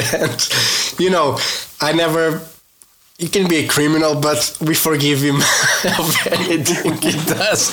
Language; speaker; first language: English; non-native, fluent; Portuguese